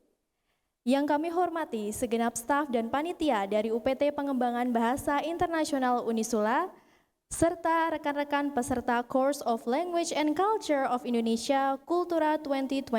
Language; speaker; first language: Indonesian; native; Indonesian